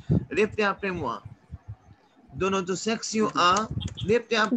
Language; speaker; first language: French; non-native, learner; Hindi